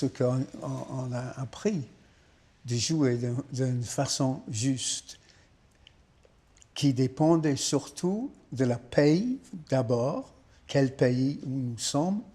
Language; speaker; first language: French; non-native, fluent; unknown